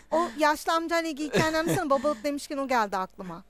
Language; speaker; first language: Turkish; native; Turkish